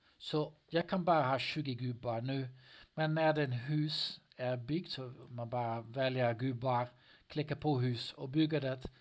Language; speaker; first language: Swedish; non-native, learner; Dutch